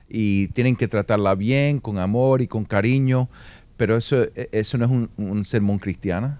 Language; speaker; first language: Spanish; early bilingual, heritage; Spanish